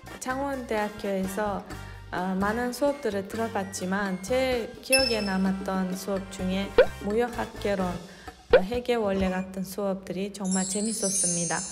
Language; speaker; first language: Korean; non-native, fluent; Uzbek